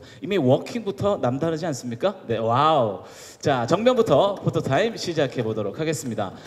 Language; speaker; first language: Korean; native; Korean